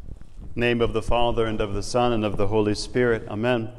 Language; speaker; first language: English; native; English